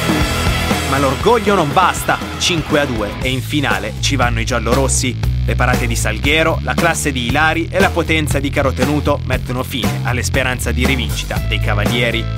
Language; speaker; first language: Italian; native; Italian